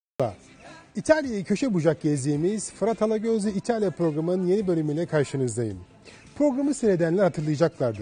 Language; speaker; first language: Turkish; native; Turkish